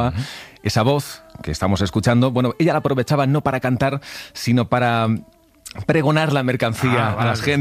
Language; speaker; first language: Spanish; native; Spanish